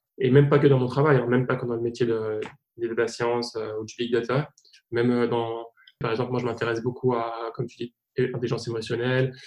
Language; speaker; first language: French; native; French